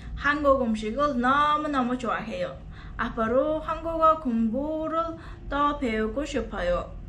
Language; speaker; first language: Korean; non-native, learner; Mongolian